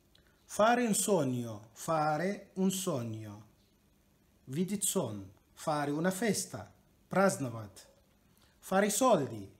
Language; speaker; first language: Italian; non-native, fluent; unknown